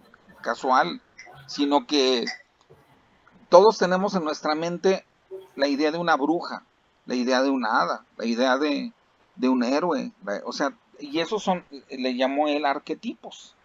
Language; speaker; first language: Spanish; native; Spanish